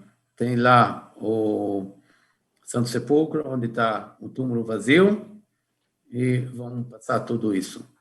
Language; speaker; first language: Portuguese; non-native, fluent; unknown